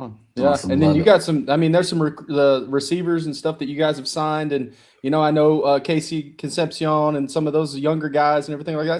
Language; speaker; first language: English; native; English